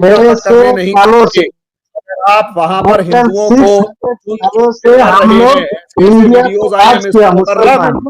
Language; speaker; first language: Hindi; native; Hindi